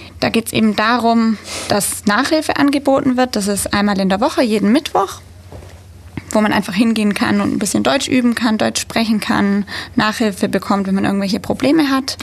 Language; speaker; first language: German; native; German